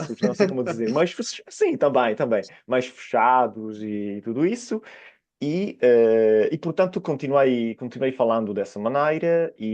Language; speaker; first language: Portuguese; non-native, fluent; Italian